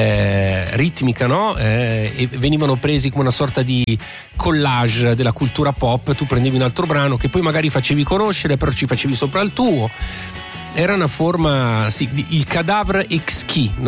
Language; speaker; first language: Italian; native; Italian